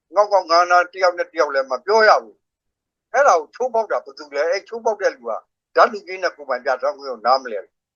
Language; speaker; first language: Burmese; non-native, local second language; S'gaw Karen